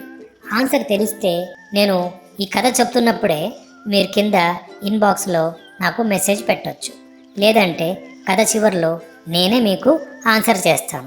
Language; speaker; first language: Telugu; native; Telugu